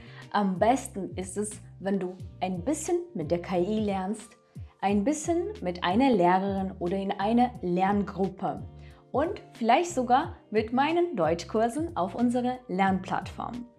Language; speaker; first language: German; non-native, fluent; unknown